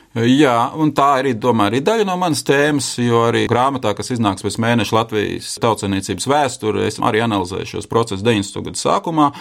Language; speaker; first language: Latvian; native; Latvian